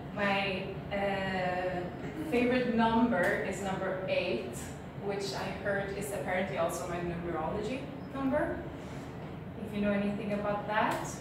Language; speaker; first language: English; non-native, fluent; Swedish